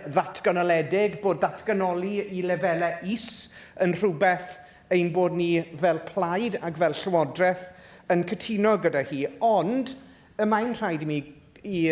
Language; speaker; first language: Welsh; native; Welsh